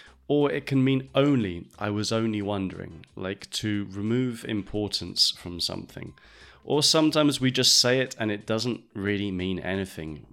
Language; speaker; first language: English; native; English